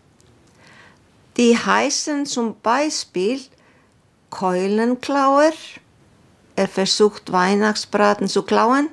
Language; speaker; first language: German; non-native, fluent; Icelandic